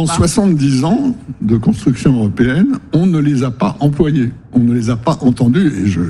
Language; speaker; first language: French; native; French